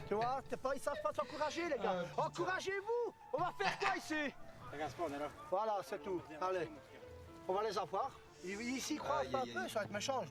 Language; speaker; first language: French; native; French